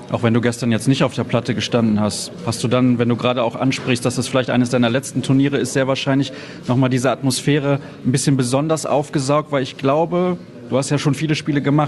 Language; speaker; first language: German; native; German